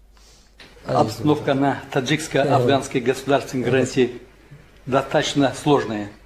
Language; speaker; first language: Russian; non-native, local second language; Tajik